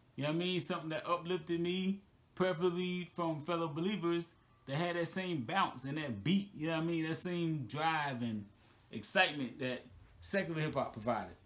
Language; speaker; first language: English; native; English